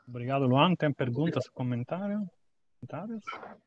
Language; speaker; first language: Portuguese; non-native, fluent; Italian